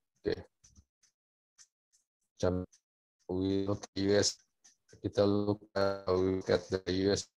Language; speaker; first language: English; non-native, local second language; Malay